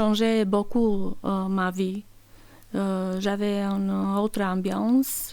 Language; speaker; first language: French; non-native, learner; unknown